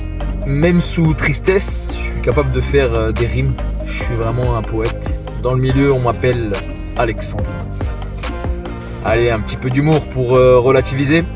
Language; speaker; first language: French; native; French